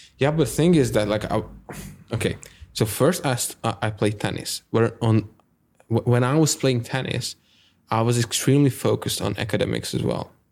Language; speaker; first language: English; non-native, fluent; Hungarian